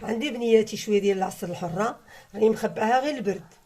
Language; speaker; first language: Arabic; native; Arabic